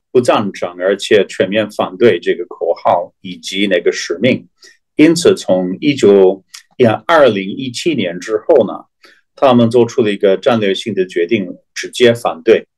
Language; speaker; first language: Chinese; non-native, fluent; English